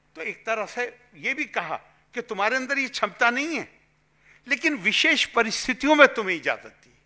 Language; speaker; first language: Hindi; native; Hindi